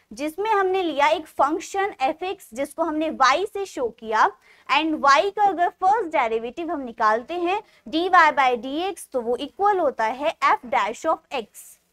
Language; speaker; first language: Hindi; native; Hindi